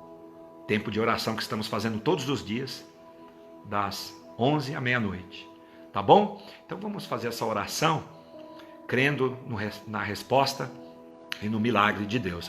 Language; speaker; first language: Portuguese; native; Portuguese